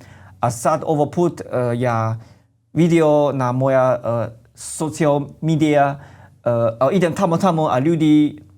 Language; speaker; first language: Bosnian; non-native, learner; Chinese